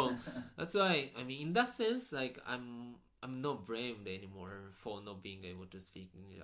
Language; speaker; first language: English; non-native, fluent; Japanese